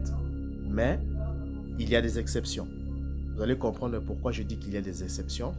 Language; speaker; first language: French; non-native, local second language; Kongo